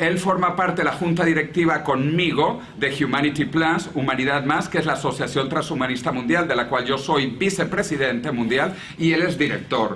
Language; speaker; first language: Spanish; native; Spanish